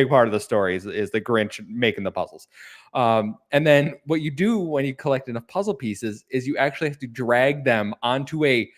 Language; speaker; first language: English; native; English